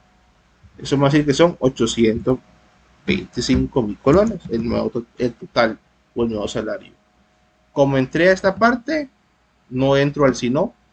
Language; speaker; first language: Spanish; native; Spanish